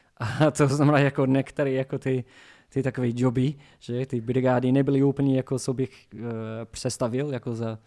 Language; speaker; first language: Czech; non-native, learner; English